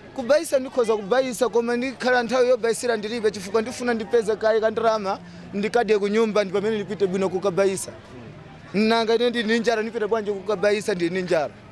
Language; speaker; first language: Nyanja; non-native, local second language; Tumbuka